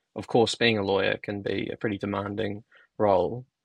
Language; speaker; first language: English; native; English